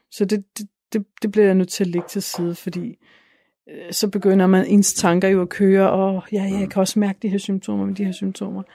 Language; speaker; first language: Danish; native; Danish